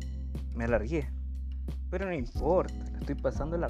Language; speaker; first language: Spanish; native; Spanish